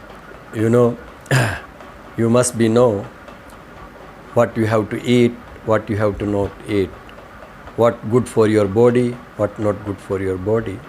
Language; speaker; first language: English; non-native, learner; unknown